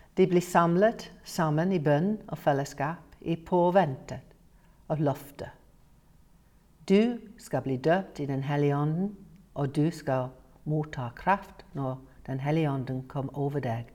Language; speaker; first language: Norwegian; non-native, fluent; English